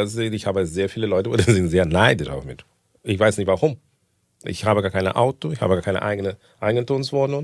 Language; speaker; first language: German; non-native, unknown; Portuguese